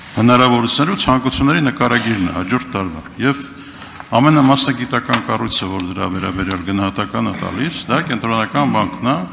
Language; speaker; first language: Armenian; native; Armenian